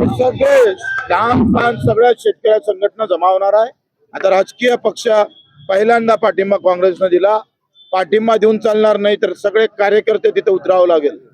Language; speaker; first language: Marathi; native; Marathi